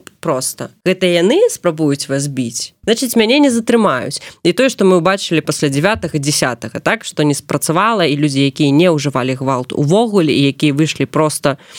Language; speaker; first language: Belarusian; non-native, local second language; Russian